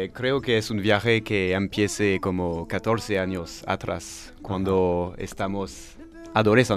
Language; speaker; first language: Spanish; non-native, learner; French